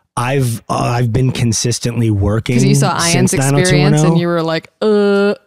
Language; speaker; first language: English; native; English